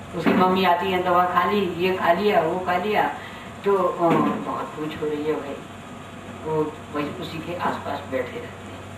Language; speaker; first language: Hindi; native; Hindi